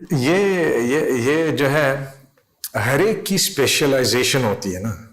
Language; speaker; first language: Urdu; non-native, fluent; English